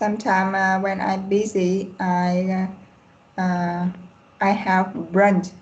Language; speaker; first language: English; non-native, learner; Vietnamese